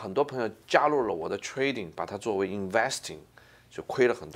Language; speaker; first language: Chinese; native; Chinese